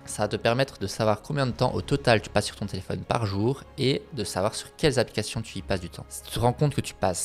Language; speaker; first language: French; native; French